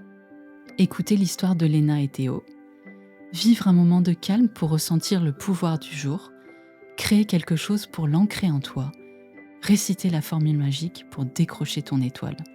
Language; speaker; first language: French; native; French